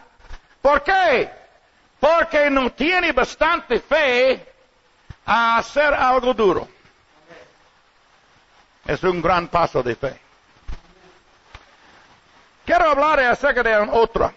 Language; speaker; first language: Spanish; non-native, learner; English